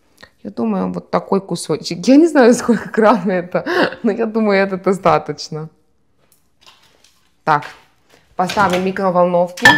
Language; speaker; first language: Russian; non-native, fluent; Estonian